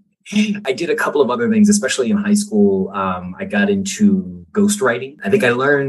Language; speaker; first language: English; native; English